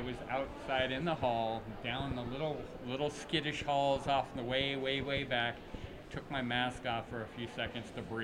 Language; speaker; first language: English; native; English